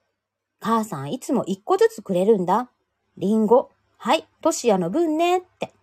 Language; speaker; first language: Japanese; native; Japanese